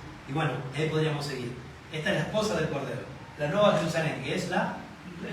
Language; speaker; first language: Spanish; native; Spanish